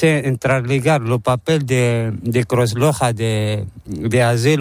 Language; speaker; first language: Spanish; non-native, learner; Arabic